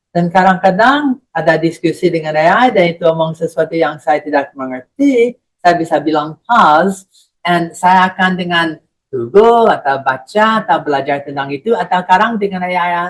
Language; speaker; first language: Indonesian; non-native, fluent; English